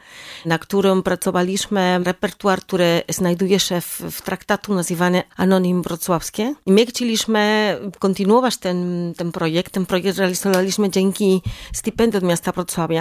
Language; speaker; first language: Polish; non-native, learner; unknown